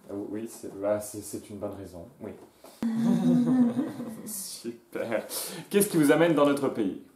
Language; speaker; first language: French; native; French